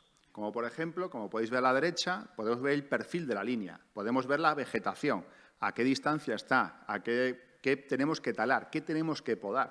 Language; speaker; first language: Spanish; native; Spanish